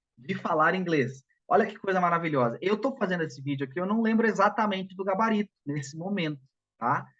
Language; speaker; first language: Portuguese; native; Portuguese